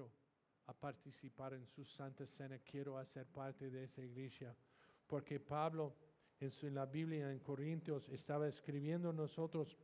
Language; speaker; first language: Spanish; non-native, fluent; English